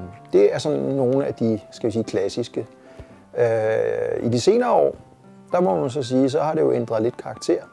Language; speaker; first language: Danish; native; Danish